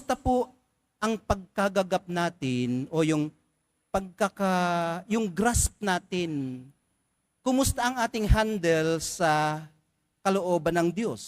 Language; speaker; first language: Filipino; native; Filipino